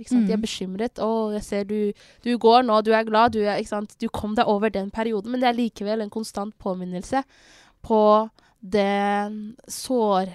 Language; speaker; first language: Norwegian; early bilingual, other home language; Somali